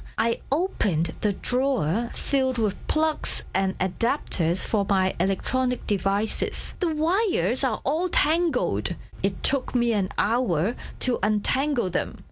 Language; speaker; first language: English; non-native, local second language; Cantonese